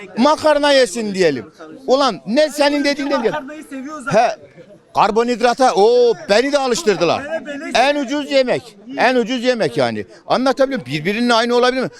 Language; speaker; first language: Turkish; native; Turkish